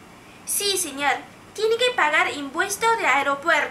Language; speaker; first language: Spanish; non-native, fluent; Chinese